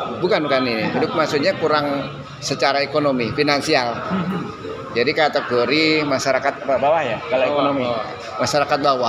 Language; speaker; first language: Indonesian; native; Indonesian